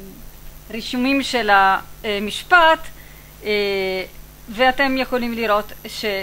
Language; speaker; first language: Hebrew; non-native, fluent; Italian